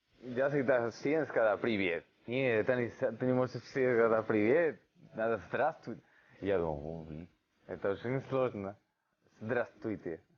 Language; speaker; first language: Russian; non-native, learner; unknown